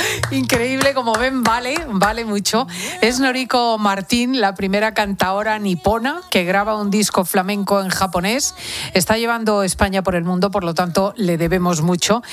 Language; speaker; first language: Spanish; native; Spanish